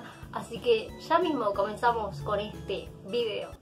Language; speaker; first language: Spanish; native; Spanish